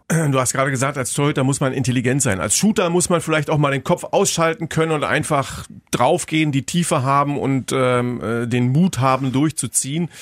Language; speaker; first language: German; native; German